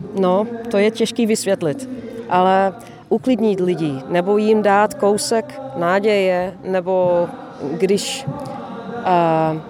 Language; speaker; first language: Czech; non-native, fluent; Dutch